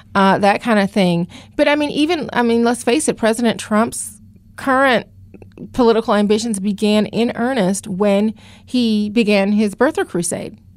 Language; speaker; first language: English; native; English